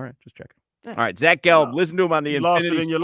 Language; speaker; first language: English; native; English